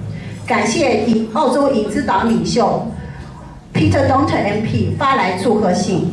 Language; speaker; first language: Chinese; native; Chinese